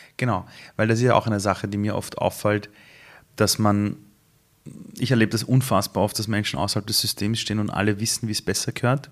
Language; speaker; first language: German; early bilingual, other home language; Persian